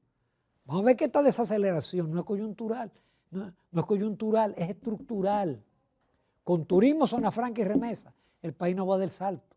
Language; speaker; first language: Spanish; native; Spanish